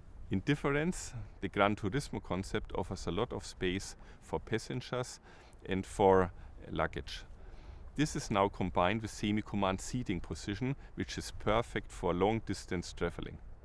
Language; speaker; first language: English; non-native, fluent; German